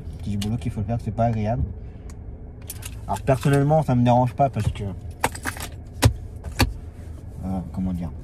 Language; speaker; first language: French; native; French